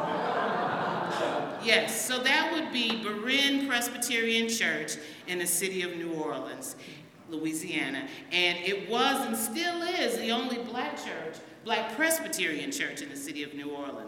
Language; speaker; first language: English; native; English